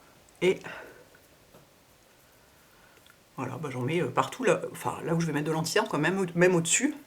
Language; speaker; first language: French; native; French